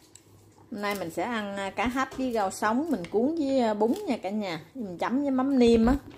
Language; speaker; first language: Vietnamese; native; Vietnamese